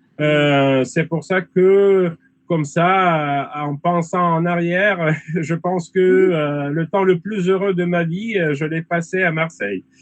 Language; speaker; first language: French; non-native, fluent; Russian